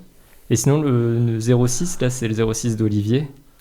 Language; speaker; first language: French; native; French